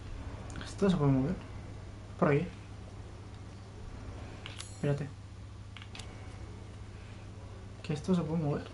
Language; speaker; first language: Spanish; native; Spanish